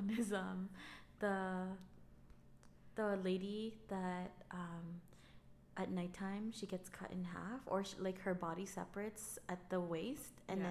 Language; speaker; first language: English; non-native, local second language; Filipino